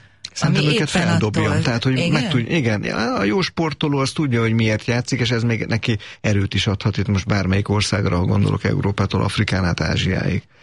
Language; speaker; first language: Hungarian; native; Hungarian